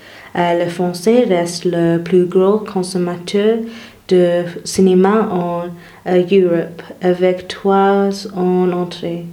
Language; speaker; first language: French; non-native, learner; English